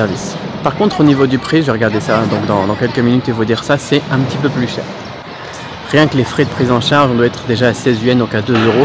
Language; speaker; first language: French; native; French